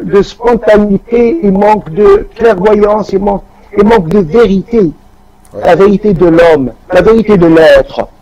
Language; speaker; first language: French; non-native, local second language; Arabic